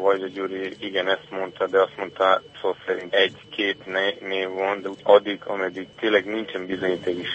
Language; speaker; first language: Hungarian; non-native, fluent; Serbian